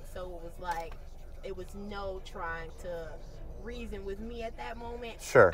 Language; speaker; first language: English; native; English